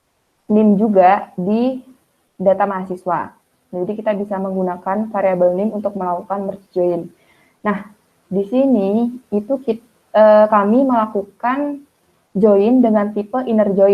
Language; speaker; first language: Indonesian; native; Indonesian